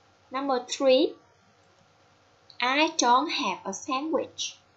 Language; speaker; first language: English; non-native, fluent; Vietnamese